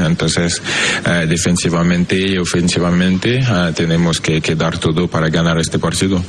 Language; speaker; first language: Spanish; non-native, fluent; French